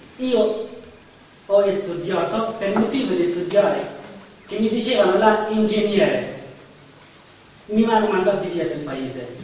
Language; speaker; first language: Italian; non-native, learner; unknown